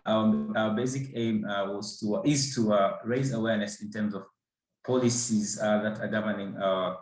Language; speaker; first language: English; non-native, local second language; Swahili